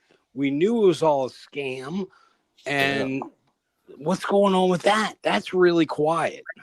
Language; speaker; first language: English; native; English